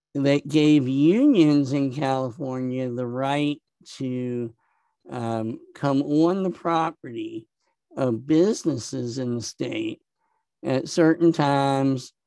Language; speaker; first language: English; native; English